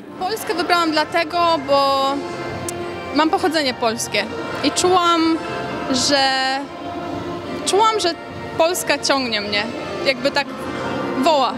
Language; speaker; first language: Polish; early bilingual, heritage; Polish